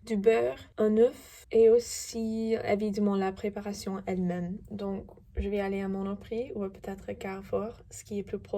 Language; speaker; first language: French; non-native, fluent; English